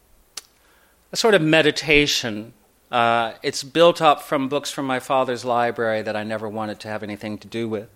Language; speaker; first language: English; native; English